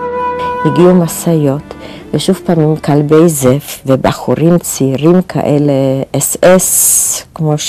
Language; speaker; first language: Hebrew; non-native, fluent; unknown